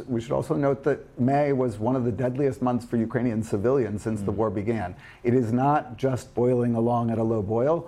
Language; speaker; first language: English; native; English